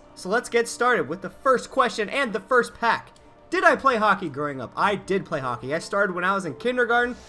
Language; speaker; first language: English; native; English